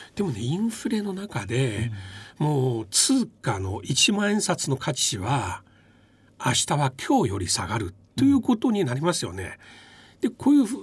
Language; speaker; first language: Japanese; non-native, fluent; Chinese